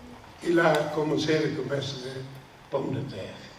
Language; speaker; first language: French; non-native, learner; Dutch